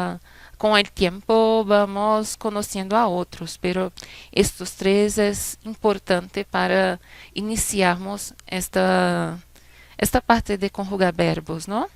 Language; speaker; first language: Spanish; non-native, fluent; Portuguese